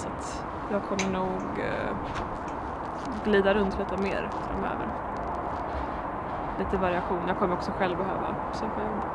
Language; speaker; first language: Swedish; native; Swedish